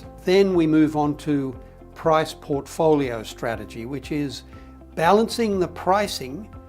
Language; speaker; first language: English; native; English